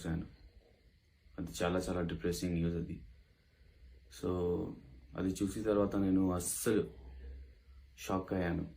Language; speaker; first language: Telugu; non-native, local second language; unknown